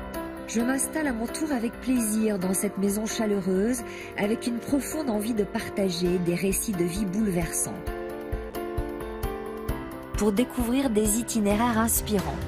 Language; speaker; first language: French; native; French